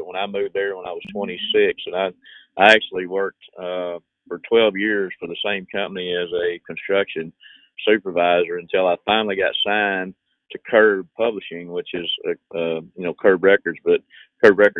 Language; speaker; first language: English; native; English